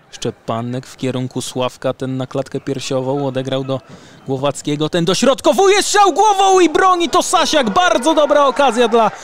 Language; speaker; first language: Polish; native; Polish